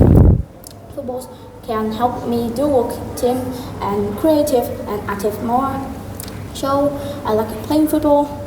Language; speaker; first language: English; non-native, learner; Vietnamese